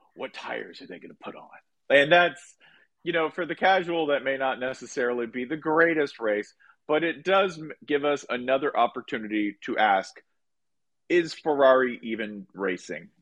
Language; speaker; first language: English; native; English